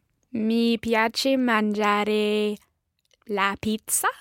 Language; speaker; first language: Italian; non-native, learner; English